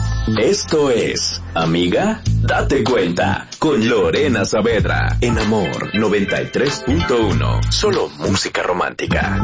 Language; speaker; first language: Spanish; native; Spanish